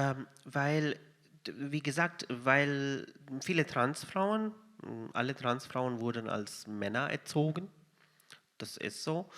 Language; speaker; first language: German; non-native, fluent; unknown